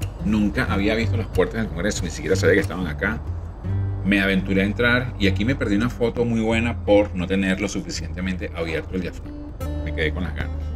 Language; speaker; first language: Spanish; native; Spanish